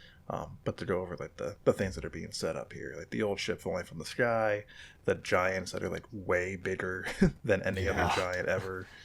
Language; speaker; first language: English; native; English